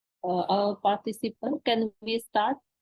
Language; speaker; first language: English; non-native, fluent; Indonesian